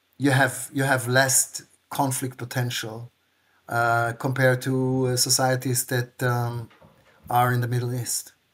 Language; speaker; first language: English; non-native, fluent; Hebrew